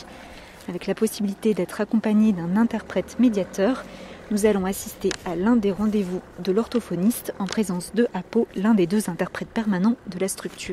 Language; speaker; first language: French; native; French